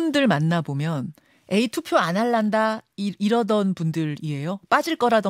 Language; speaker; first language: Korean; native; Korean